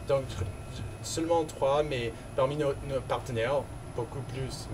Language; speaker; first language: French; non-native, local second language; English